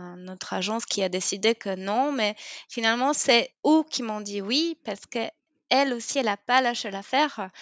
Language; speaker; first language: French; non-native, fluent; Polish